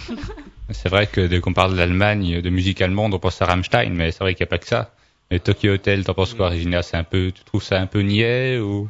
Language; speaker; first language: French; native; French